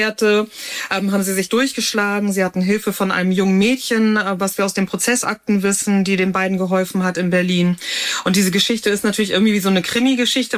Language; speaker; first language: German; native; German